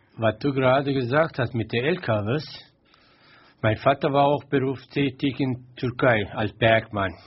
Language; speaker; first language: German; non-native, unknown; Turkish